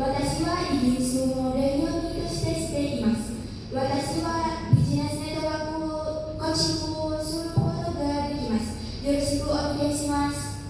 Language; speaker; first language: Japanese; non-native, learner; Indonesian